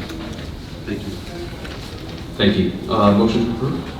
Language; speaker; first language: English; native; English